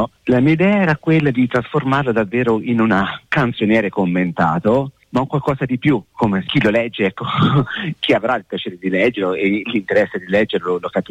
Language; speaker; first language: Italian; native; Italian